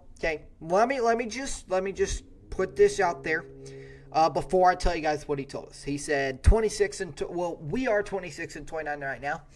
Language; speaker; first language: English; native; English